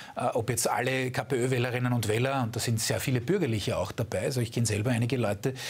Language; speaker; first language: German; native; German